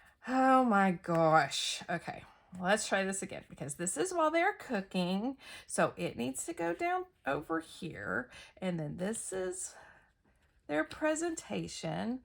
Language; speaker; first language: English; native; English